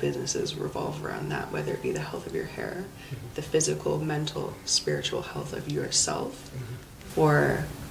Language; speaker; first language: English; native; English